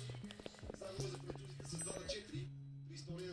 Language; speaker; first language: Bulgarian; native; Bulgarian